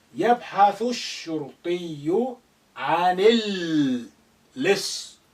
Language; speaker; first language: Arabic; non-native, fluent; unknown